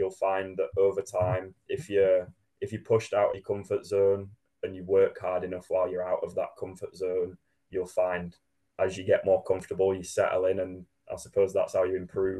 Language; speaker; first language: English; native; English